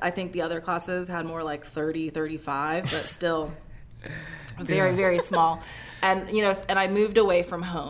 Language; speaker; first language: English; native; English